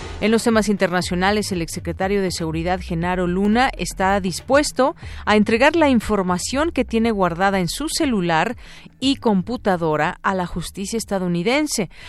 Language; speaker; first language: Spanish; native; Spanish